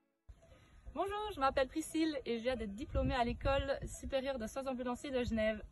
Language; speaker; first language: French; native; French